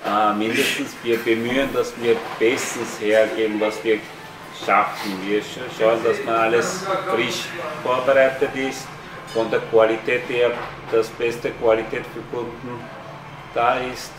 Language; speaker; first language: German; early bilingual, other home language; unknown